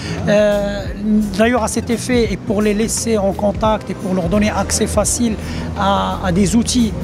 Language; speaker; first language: French; non-native, local second language; Arabic